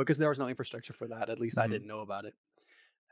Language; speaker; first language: English; non-native, fluent; Dutch